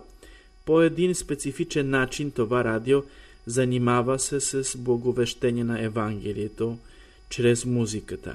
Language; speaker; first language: Bulgarian; non-native, fluent; Polish